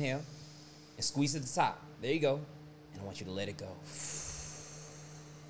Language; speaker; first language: English; native; English